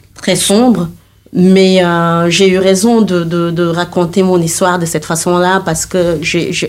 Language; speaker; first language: French; non-native, local second language; Wolof